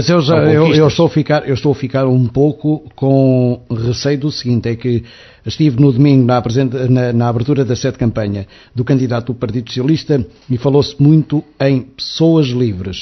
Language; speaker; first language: Portuguese; native; Portuguese